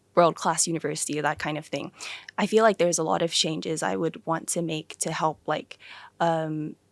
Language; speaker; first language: English; early bilingual, other home language; Thai